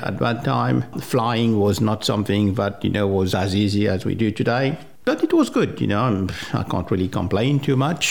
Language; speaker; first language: English; non-native, fluent; French